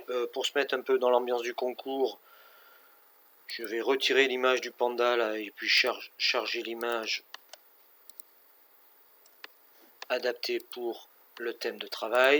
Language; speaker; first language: French; native; French